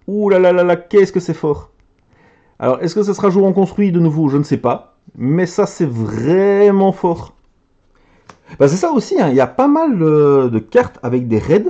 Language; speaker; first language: French; native; French